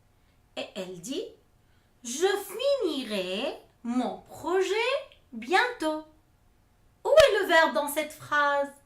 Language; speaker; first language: French; non-native, fluent; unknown